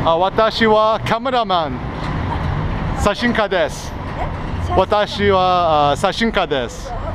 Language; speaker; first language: Japanese; non-native, learner; English